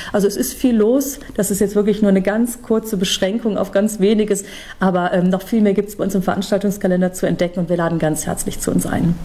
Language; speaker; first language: German; native; German